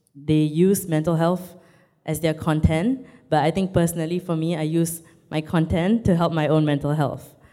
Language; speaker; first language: English; native; English